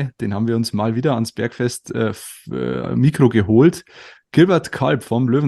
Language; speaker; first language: German; native; German